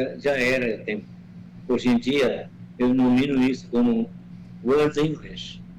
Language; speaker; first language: Portuguese; non-native, fluent; Malayalam